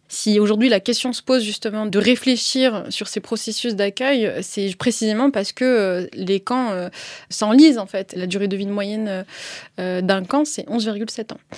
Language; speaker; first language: French; early bilingual, other home language; Arabic